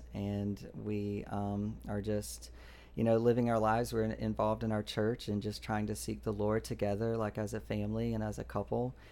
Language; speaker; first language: English; native; English